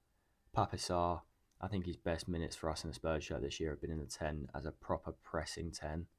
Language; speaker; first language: English; native; English